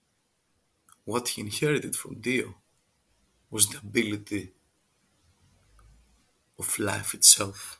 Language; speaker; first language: English; non-native, fluent; Greek